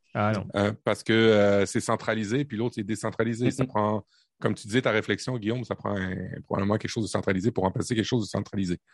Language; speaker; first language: French; native; French